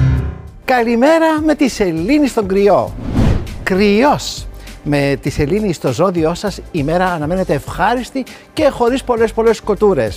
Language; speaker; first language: Greek; native; Greek